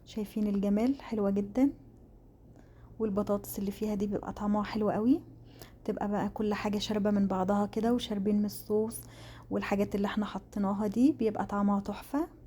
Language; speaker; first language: Arabic; native; Arabic